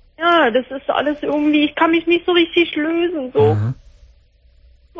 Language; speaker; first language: German; native; German